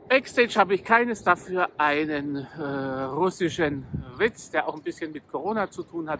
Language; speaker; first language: German; native; German